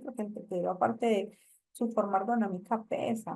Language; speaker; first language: Spanish; native; Spanish